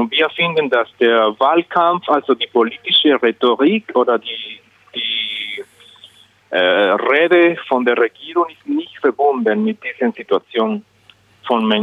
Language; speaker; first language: German; non-native, learner; Spanish